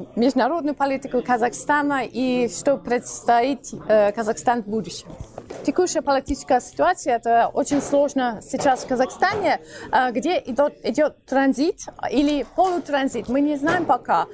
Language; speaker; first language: Russian; non-native, fluent; English